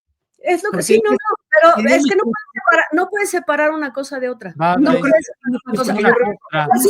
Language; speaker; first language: Spanish; native; Spanish